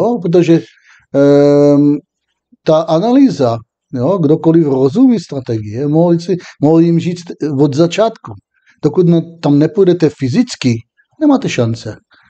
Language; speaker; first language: Czech; non-native, fluent; Hebrew